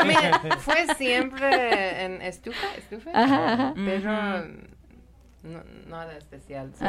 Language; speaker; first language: Spanish; non-native, learner; Persian